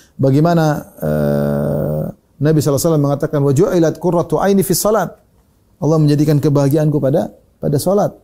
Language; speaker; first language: Malay; native; Malay